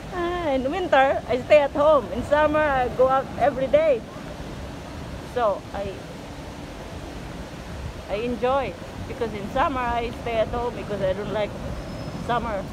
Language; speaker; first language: English; non-native, local second language; Filipino